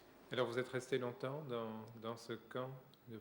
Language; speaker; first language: French; native; French